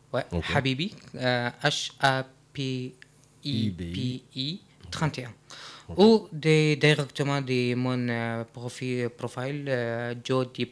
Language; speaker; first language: French; non-native, learner; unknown